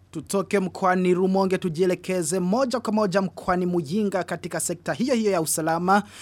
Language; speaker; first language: Swahili; non-native, local second language; Rundi